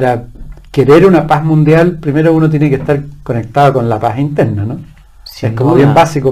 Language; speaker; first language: Spanish; native; Spanish